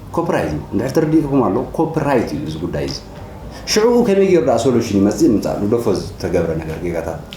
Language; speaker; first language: Tigrinya; native; Tigrinya